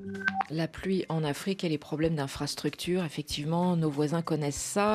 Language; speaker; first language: French; native; French